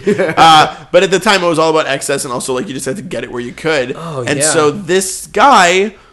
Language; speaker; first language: English; native; English